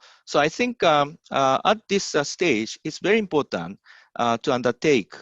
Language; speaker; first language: English; non-native, fluent; Japanese